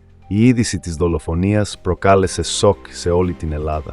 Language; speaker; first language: Greek; native; Greek